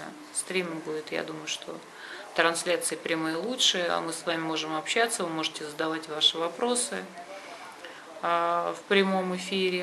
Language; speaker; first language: Russian; native; Russian